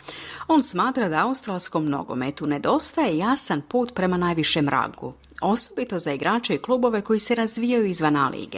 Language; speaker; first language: Croatian; native; Croatian